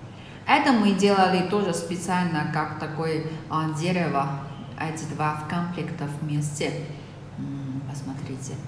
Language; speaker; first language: Russian; non-native, learner; Chinese